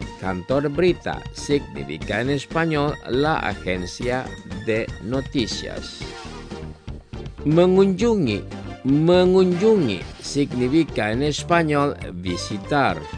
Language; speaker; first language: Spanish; non-native, fluent; Indonesian